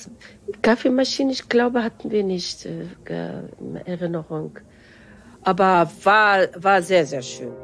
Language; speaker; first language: German; non-native, fluent; Arabic